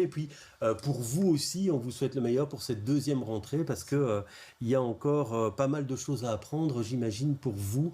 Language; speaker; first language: French; native; French